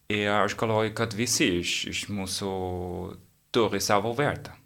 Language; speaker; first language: Lithuanian; non-native, learner; English